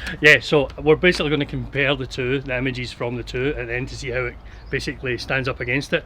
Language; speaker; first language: English; native; English